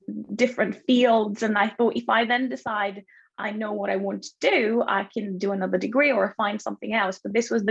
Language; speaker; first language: English; non-native, fluent; Bulgarian